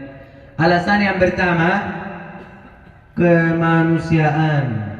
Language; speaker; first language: Indonesian; non-native, fluent; Arabic